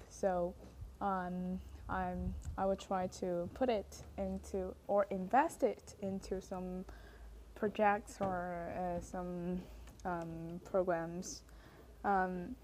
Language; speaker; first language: English; non-native, learner; Chinese